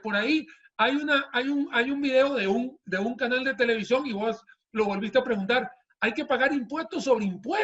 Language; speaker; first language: Spanish; native; Spanish